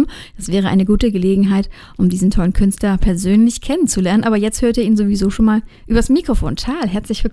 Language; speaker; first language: German; native; German